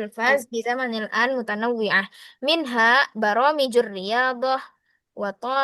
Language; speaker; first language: Arabic; non-native, fluent; Indonesian